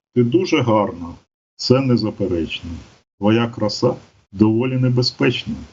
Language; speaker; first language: Ukrainian; native; Ukrainian